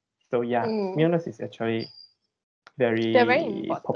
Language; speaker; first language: English; non-native, local second language; Chinese